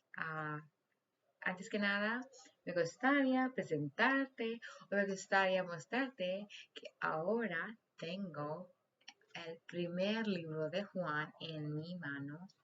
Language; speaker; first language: Spanish; non-native, learner; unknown